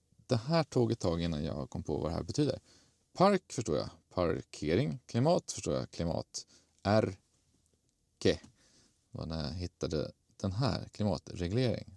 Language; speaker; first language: Swedish; native; Swedish